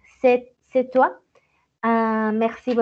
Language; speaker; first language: French; non-native, learner; Spanish